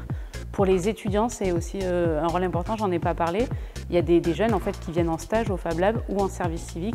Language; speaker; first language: French; native; French